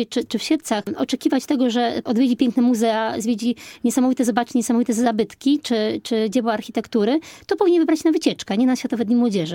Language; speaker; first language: Polish; native; Polish